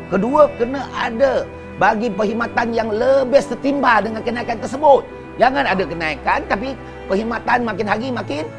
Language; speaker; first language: Malay; non-native, local second language; Chinese